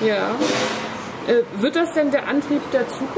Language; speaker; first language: German; native; German